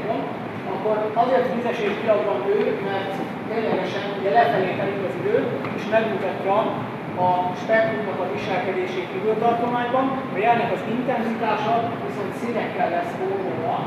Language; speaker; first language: Hungarian; native; Hungarian